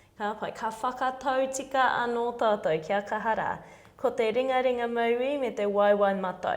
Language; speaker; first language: Māori; non-native, local second language; English